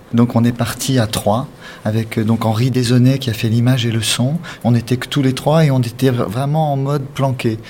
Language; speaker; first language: French; native; French